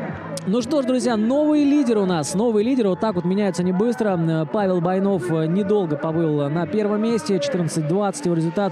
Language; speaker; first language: Russian; native; Russian